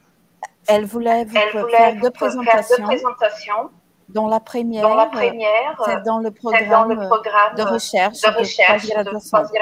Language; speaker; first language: French; non-native, fluent; Portuguese